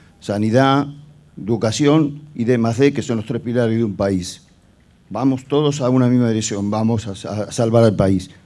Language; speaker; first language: Spanish; native; Spanish